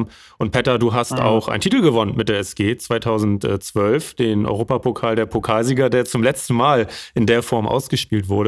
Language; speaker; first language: German; native; German